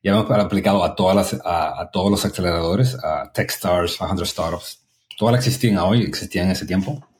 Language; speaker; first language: Spanish; early bilingual, other home language; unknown